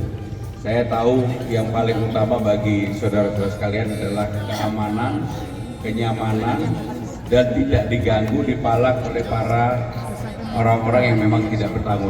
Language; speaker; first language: Indonesian; native; Indonesian